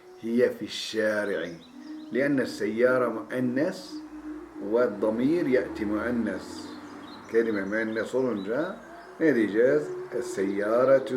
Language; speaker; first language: Arabic; non-native, fluent; Turkish